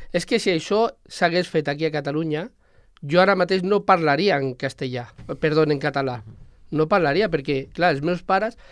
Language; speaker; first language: Catalan; non-native, local second language; Spanish